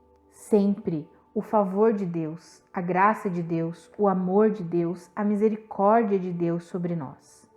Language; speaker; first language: Portuguese; native; Portuguese